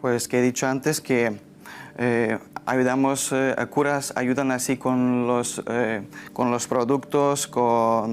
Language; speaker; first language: Spanish; non-native, learner; Ukrainian